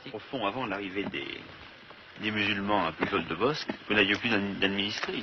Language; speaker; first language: French; native; French